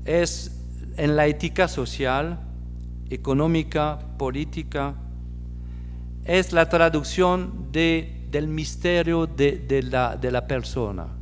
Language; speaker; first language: Spanish; non-native, fluent; French